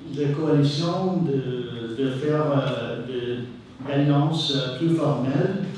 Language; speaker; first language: French; non-native, fluent; English